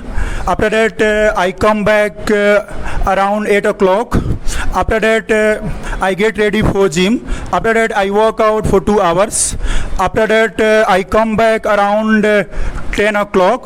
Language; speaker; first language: English; non-native, learner; Hindi